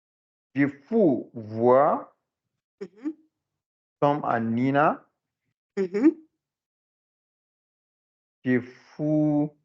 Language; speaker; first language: French; non-native, learner; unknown